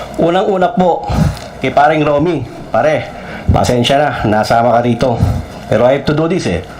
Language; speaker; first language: Filipino; non-native, local second language; Cebuano